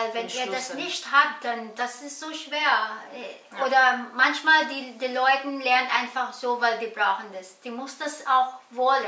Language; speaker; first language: German; non-native, learner; Filipino